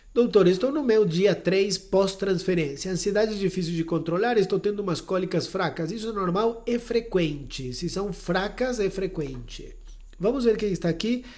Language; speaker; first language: Portuguese; non-native, fluent; Spanish